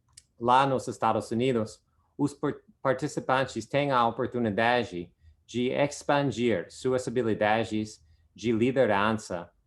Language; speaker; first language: Portuguese; non-native, fluent; English